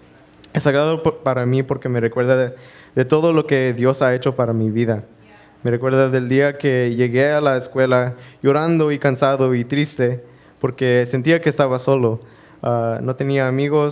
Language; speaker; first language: Spanish; early bilingual, heritage; Spanish